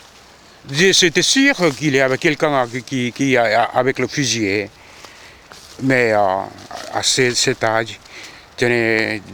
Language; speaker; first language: French; non-native, fluent; Korean